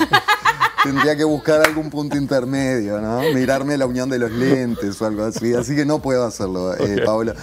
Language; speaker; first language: Spanish; native; Spanish